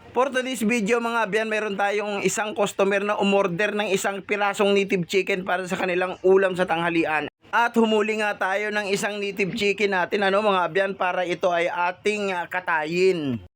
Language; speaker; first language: Filipino; non-native, local second language; Bikol